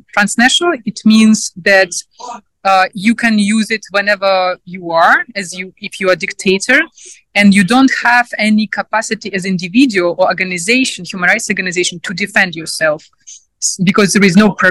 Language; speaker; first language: English; non-native, fluent; Ukrainian